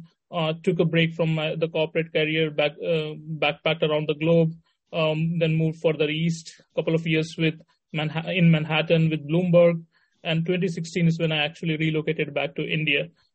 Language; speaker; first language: English; non-native, local second language; Hindi